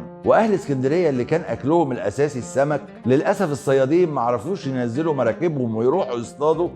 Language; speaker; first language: Arabic; native; Arabic